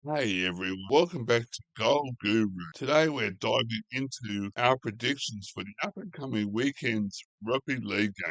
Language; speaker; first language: English; native; English